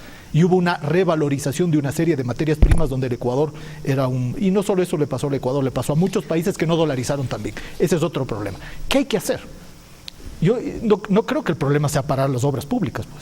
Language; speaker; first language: Spanish; native; Spanish